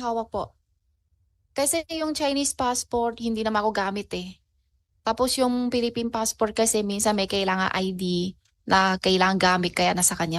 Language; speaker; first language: Filipino; non-native, learner; Chinese